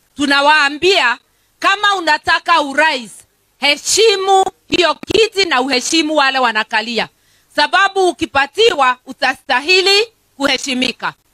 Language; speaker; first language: Swahili; non-native, local second language; Kikuyu